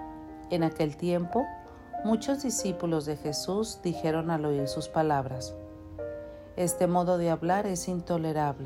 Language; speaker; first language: Spanish; native; Spanish